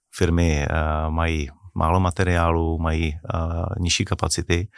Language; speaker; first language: Czech; native; Czech